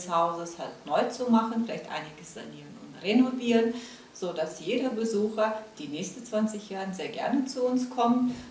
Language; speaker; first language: German; non-native, fluent; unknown